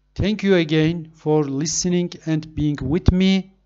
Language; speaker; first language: English; non-native, fluent; Turkish